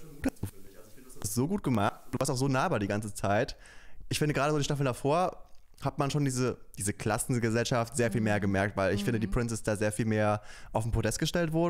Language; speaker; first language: German; native; German